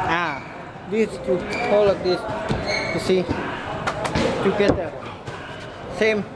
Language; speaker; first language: English; non-native, learner; Thai